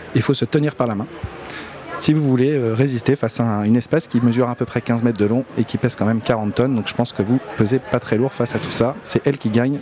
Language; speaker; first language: French; native; French